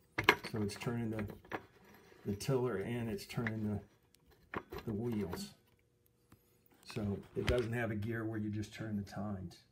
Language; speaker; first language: English; native; English